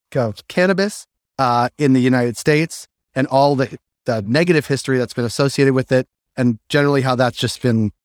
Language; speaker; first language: English; native; English